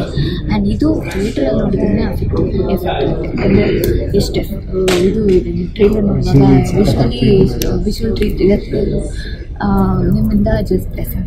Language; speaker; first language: Kannada; non-native, local second language; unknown